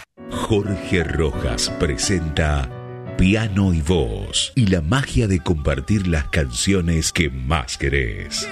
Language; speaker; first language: Spanish; native; Spanish